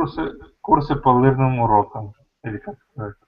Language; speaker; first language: Russian; non-native, learner; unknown